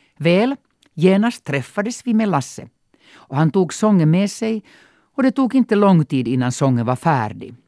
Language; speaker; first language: Swedish; non-native, local second language; Finnish